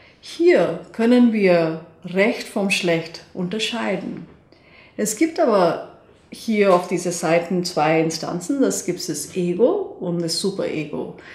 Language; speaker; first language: German; non-native, fluent; Hindi